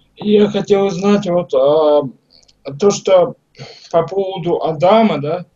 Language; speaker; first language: Russian; native; Russian